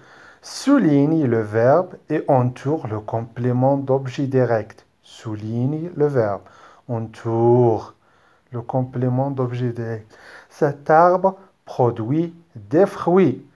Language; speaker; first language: French; non-native, local second language; Arabic